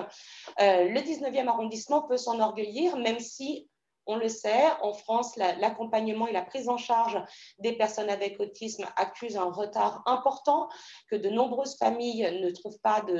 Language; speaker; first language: French; native; French